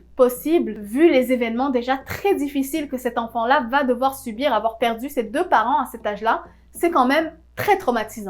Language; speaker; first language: French; native; French